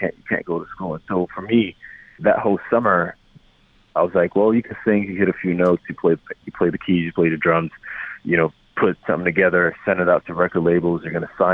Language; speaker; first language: English; non-native, local second language; Yoruba